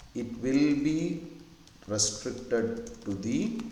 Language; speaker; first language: English; non-native, local second language; Malayalam